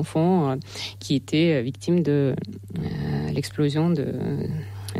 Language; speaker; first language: French; non-native, fluent; Russian